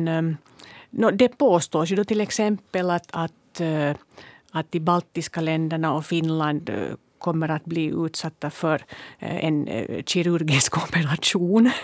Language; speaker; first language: Swedish; native; Swedish